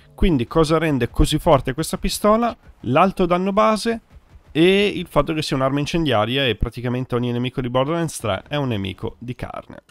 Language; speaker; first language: Italian; native; Italian